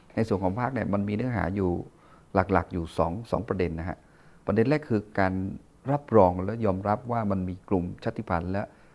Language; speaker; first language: Thai; non-native, local second language; Karen languages